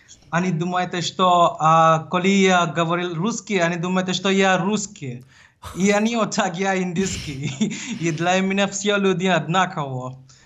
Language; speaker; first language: Russian; non-native, learner; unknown